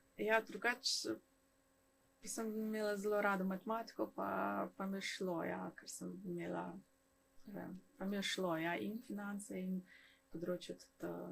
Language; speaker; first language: Slovenian; non-native, fluent; Kazakh